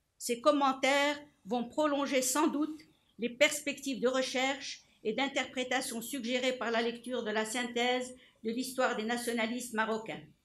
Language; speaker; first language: French; non-native, local second language; Arabic